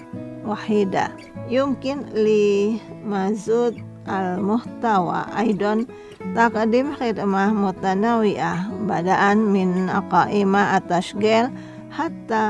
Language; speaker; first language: Arabic; non-native, fluent; Indonesian